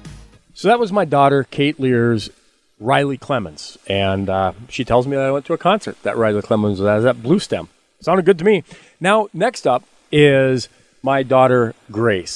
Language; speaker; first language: English; native; English